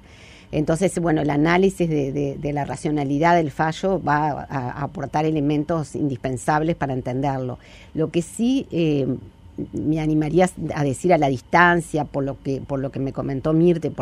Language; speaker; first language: Spanish; native; Spanish